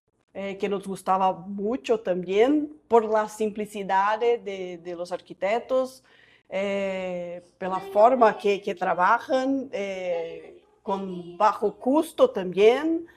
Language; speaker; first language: Spanish; non-native, fluent; Portuguese